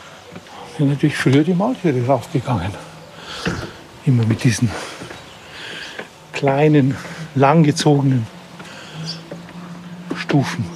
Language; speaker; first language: German; native; German